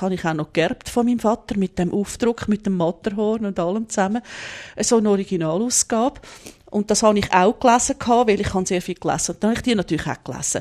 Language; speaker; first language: German; native; German